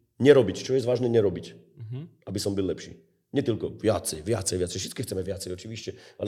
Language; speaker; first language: Polish; non-native, learner; Slovak